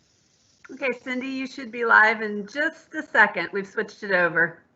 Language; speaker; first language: English; native; English